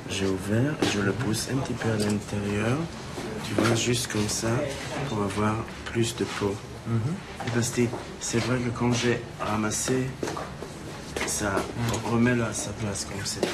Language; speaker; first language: French; non-native, fluent; Hebrew